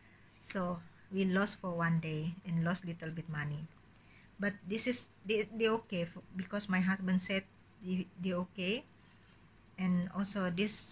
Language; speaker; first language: English; non-native, learner; Indonesian